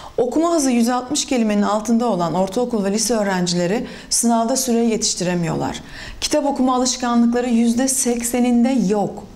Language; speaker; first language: Turkish; early bilingual, other home language; German